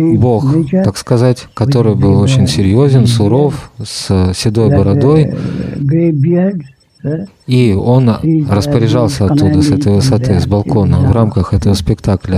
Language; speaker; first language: Russian; native; Russian